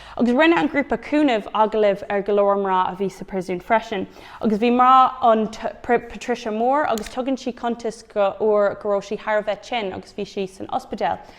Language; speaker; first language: Irish; non-native, local second language; English